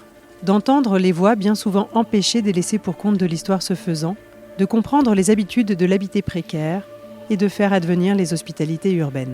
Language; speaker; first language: French; native; French